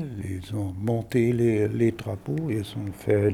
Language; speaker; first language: French; non-native, fluent; German